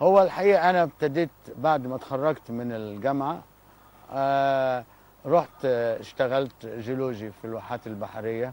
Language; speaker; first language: Arabic; native; Arabic